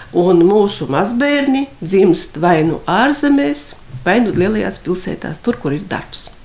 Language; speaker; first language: Latvian; native; Latvian